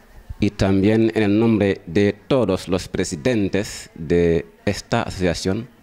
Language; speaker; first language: Spanish; non-native, fluent; Wolof